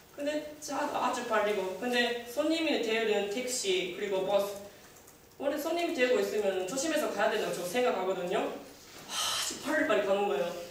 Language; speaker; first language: Korean; non-native, fluent; Japanese